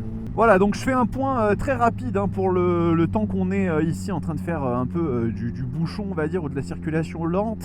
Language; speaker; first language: French; native; French